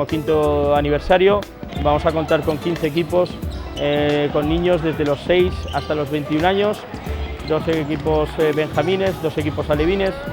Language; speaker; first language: Spanish; native; Spanish